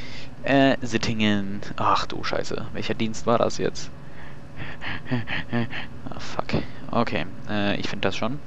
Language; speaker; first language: German; native; German